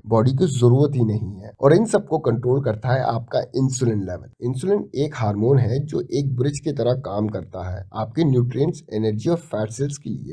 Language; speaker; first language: Hindi; native; Hindi